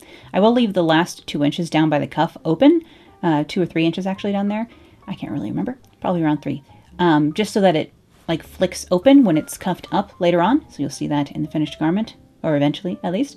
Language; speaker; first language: English; native; English